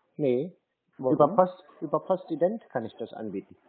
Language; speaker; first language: German; native; German